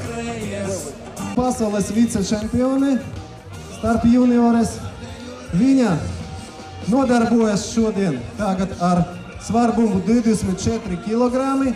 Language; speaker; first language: Latvian; non-native, local second language; Russian